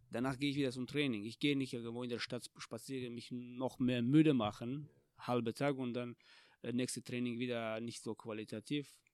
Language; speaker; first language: German; non-native, fluent; Tajik